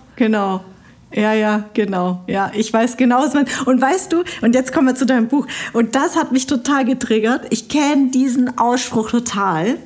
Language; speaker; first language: German; early bilingual, other home language; Vietnamese